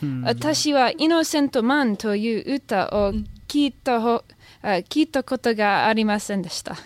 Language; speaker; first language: Japanese; non-native, learner; English